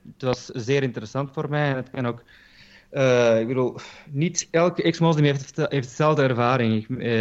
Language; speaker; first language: Dutch; early bilingual, other home language; Turkish